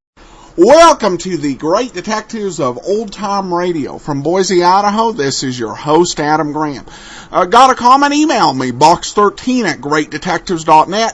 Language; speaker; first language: English; native; English